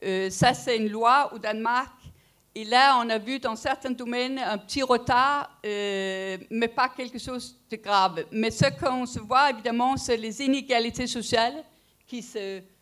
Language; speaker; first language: French; non-native, fluent; Danish